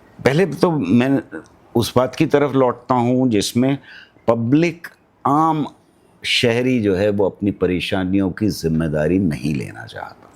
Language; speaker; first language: Hindi; native; Hindi